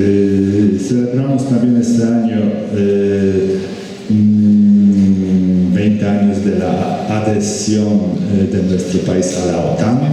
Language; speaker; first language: Spanish; non-native, fluent; Polish